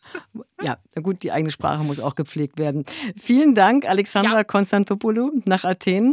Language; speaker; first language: German; native; German